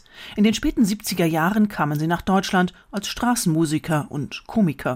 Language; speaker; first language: German; native; German